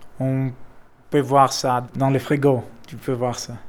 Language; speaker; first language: French; non-native, learner; Greek